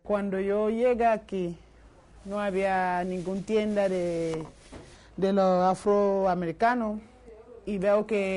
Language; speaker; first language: Spanish; non-native, learner; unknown